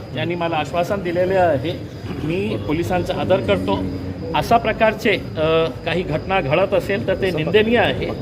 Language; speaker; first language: Marathi; non-native, local second language; Urdu